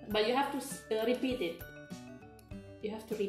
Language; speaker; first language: English; non-native, fluent; Indonesian